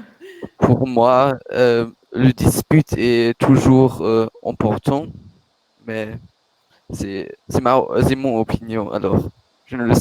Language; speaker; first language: French; non-native, learner; German